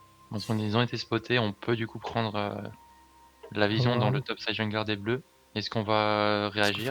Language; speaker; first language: French; native; French